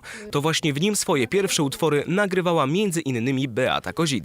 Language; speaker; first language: Polish; native; Polish